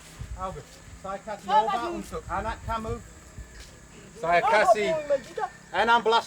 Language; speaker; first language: Indonesian; non-native, learner; English